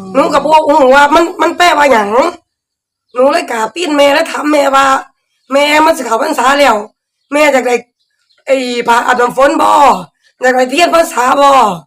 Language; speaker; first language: Thai; native; Thai